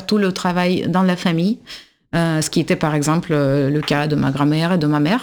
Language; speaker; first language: French; non-native, fluent; Russian